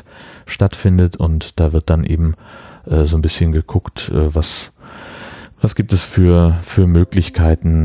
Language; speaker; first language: German; native; German